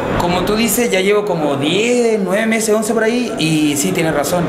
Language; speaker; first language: Spanish; native; Spanish